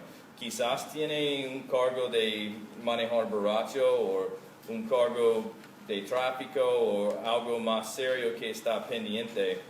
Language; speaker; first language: Spanish; non-native, fluent; English